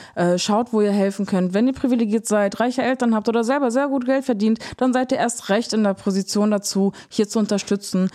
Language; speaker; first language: German; early bilingual, other home language; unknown